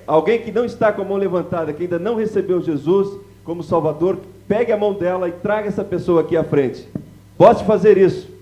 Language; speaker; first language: Portuguese; native; Portuguese